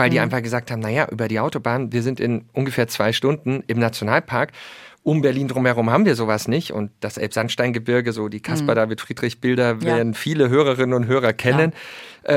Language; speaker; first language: German; native; German